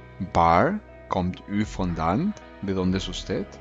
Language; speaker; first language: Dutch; non-native, learner; Spanish